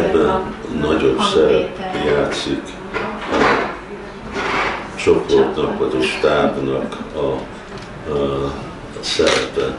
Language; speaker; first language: Hungarian; early bilingual, heritage; Hungarian